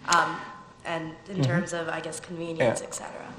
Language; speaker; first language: English; native; English